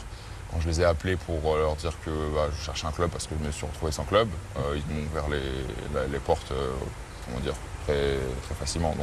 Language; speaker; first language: French; native; French